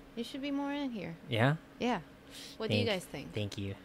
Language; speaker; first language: English; non-native, fluent; Spanish